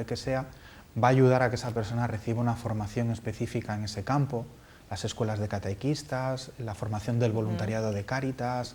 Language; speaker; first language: Spanish; native; Spanish